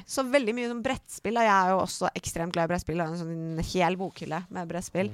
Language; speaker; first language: Norwegian; early bilingual, other home language; Persian